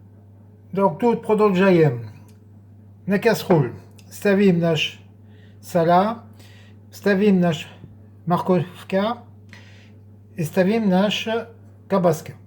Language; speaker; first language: Russian; non-native, learner; French